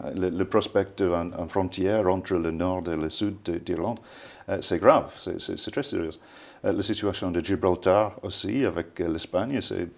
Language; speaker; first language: French; non-native, fluent; English